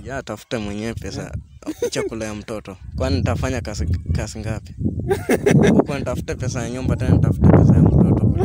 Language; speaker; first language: Swahili; non-native, local second language; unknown